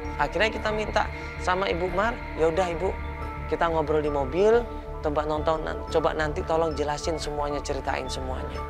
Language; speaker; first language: Indonesian; native; Indonesian